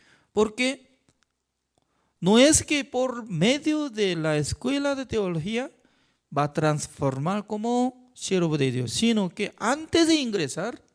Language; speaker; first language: Spanish; non-native, fluent; Korean